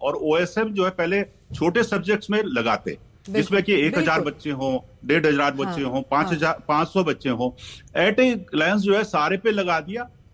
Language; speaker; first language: Hindi; native; Hindi